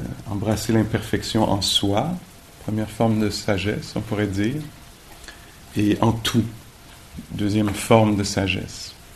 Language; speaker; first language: French; native; French